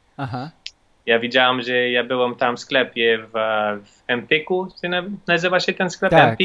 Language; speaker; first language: Polish; non-native, learner; English